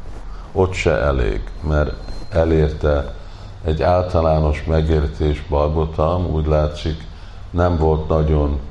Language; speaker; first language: Hungarian; early bilingual, heritage; Hungarian